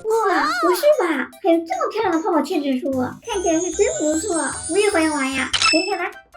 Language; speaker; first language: Chinese; native; Chinese